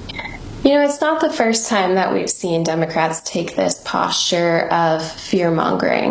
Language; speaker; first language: English; native; English